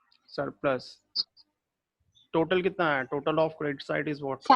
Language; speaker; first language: English; non-native, local second language; Hindi